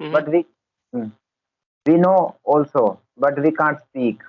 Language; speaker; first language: English; non-native, learner; Hindi